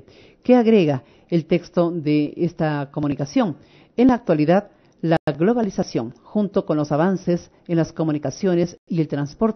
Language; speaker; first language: Spanish; native; Spanish